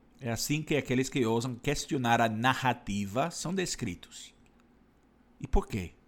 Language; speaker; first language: Portuguese; non-native, fluent; English